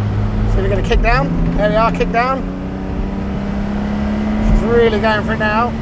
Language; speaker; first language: English; native; English